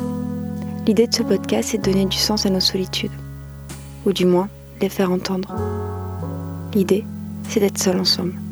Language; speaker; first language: French; native; French